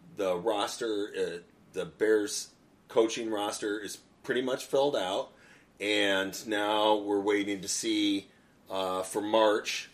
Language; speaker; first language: English; native; English